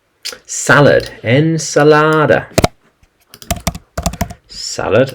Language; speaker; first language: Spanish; non-native, learner; English